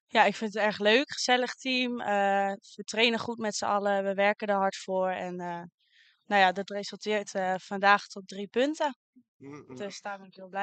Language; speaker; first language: Dutch; native; Dutch